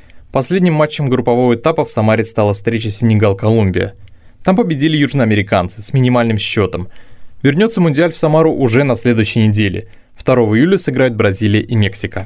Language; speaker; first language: Russian; native; Russian